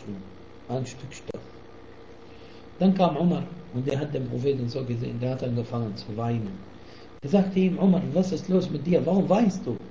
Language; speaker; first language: German; non-native, fluent; Arabic